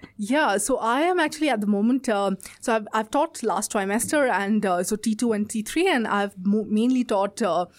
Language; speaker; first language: English; non-native, local second language; Bangla